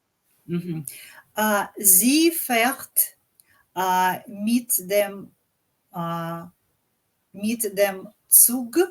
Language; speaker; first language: German; non-native, learner; English